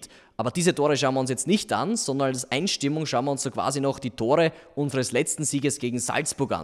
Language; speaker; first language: German; native; German